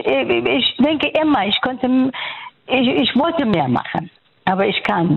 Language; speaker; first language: German; non-native, fluent; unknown